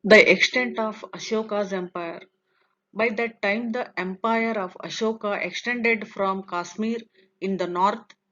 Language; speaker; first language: English; non-native, local second language; Kannada